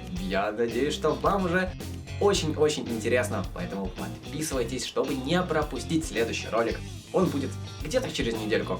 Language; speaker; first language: Russian; native; Russian